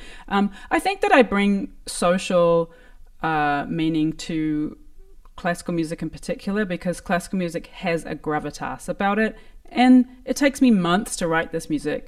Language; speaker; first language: English; native; English